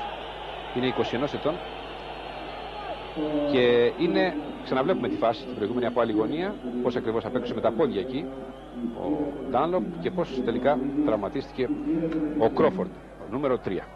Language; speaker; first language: Greek; native; Greek